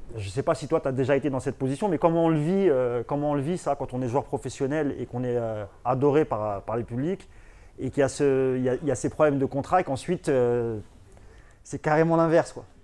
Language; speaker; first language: French; native; French